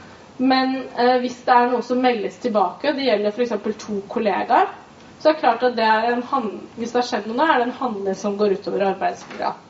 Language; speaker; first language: Norwegian; native; Norwegian